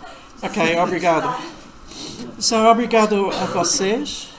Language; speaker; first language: Portuguese; non-native, fluent; English